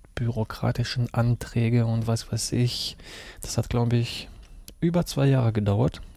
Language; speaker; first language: German; early bilingual, other home language; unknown